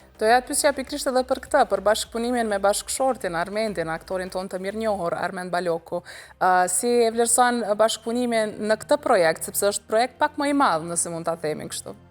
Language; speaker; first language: Albanian; native; Albanian